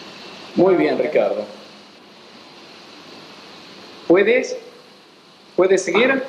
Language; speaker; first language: Spanish; native; Spanish